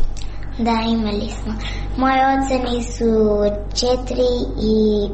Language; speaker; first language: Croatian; non-native, learner; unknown